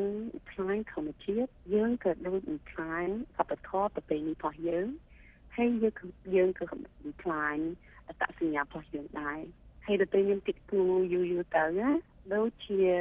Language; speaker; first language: Khmer; early bilingual, heritage; Khmer